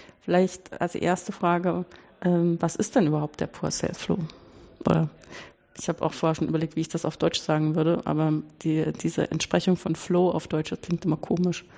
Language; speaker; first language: German; native; German